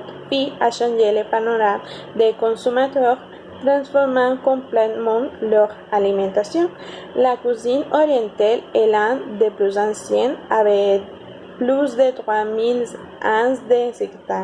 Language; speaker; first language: French; non-native, learner; Spanish